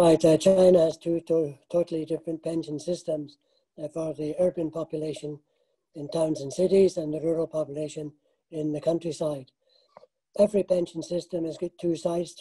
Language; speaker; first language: English; native; English